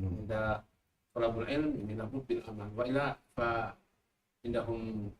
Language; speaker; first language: Arabic; non-native, learner; Indonesian